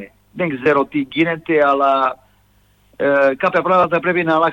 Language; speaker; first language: Greek; non-native, fluent; Serbian